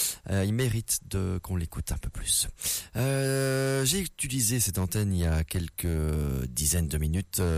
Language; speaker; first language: French; native; French